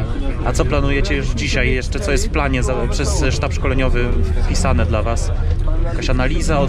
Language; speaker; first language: Polish; native; Polish